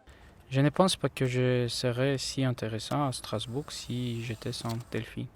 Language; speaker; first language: French; non-native, learner; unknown